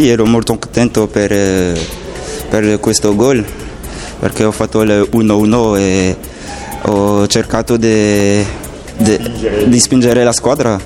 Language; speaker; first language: Italian; non-native, learner; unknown